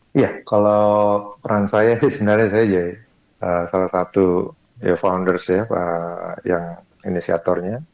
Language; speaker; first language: Indonesian; native; Indonesian